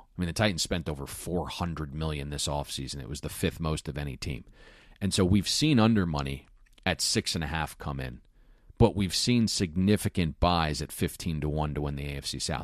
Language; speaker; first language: English; native; English